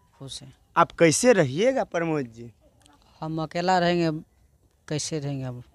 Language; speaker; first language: Hindi; native; Hindi